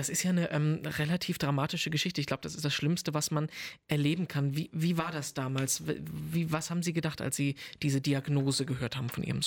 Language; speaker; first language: German; native; German